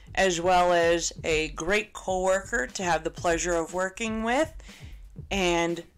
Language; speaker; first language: English; native; English